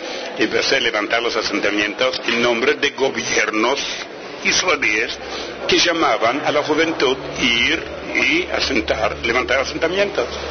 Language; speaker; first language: Spanish; non-native, fluent; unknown